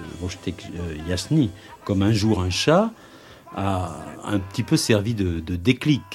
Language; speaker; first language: French; native; French